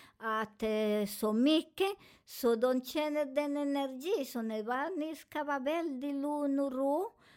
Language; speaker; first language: Swedish; non-native, learner; Spanish